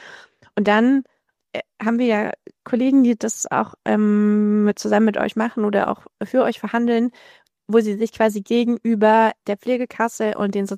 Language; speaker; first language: German; native; German